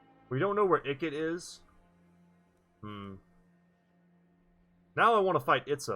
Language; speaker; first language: English; native; English